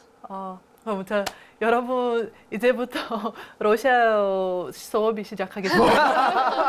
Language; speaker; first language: Korean; non-native, learner; Russian